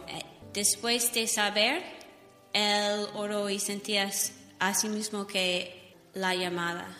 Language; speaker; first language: Spanish; non-native, fluent; English